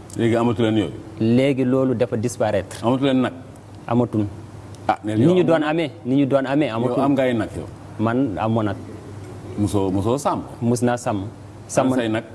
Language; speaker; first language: Wolof; native; Wolof